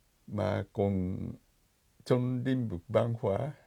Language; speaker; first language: Vietnamese; non-native, fluent; Japanese